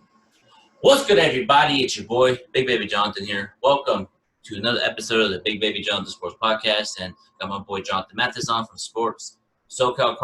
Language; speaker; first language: English; native; English